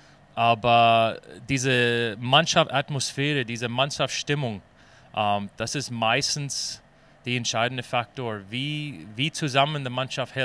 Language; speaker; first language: German; non-native, fluent; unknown